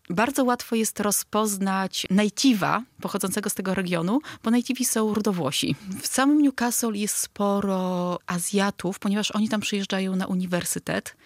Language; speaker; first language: Polish; native; Polish